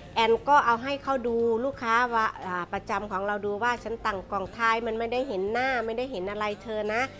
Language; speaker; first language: Thai; non-native, local second language; Northeastern Thai